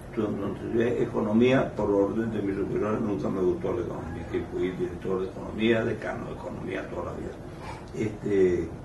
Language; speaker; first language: Spanish; native; Spanish